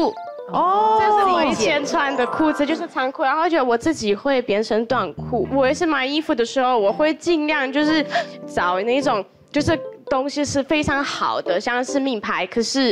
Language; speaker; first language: Chinese; non-native, fluent; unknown